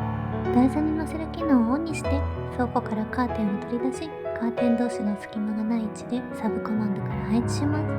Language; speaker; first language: Japanese; native; Japanese